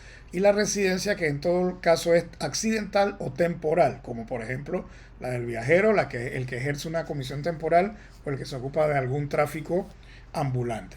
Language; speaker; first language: Spanish; native; Spanish